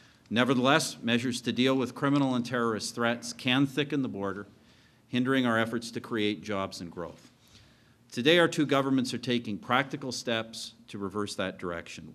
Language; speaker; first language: English; native; English